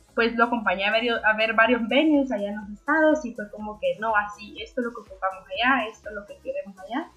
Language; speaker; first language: Spanish; native; Spanish